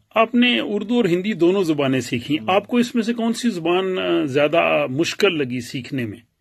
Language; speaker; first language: Urdu; non-native, local second language; Punjabi